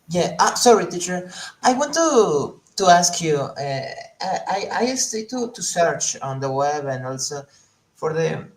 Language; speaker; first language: English; non-native, learner; Spanish